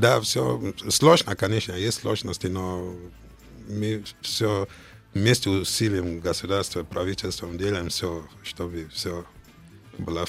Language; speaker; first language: Russian; non-native, fluent; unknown